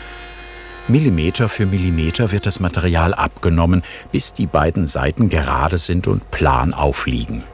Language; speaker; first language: German; native; German